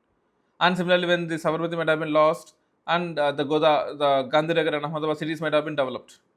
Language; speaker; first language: English; non-native, local second language; Telugu